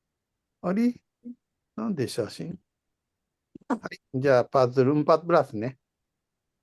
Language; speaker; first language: Japanese; non-native, fluent; Indonesian